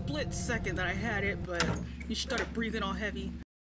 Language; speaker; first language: English; native; English